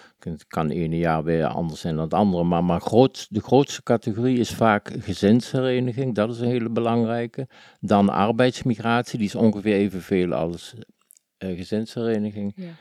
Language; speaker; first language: Dutch; native; Dutch